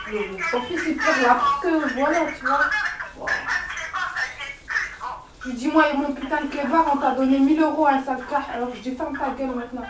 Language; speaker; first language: French; native; French